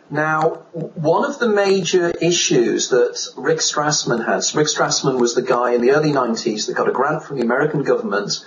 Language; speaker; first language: English; native; English